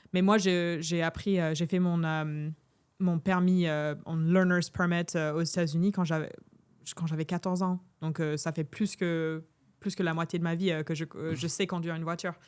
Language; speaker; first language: French; non-native, fluent; English